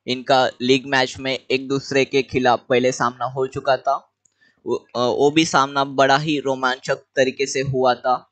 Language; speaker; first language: Hindi; non-native, local second language; Marathi